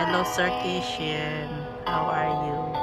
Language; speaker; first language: English; non-native, learner; Filipino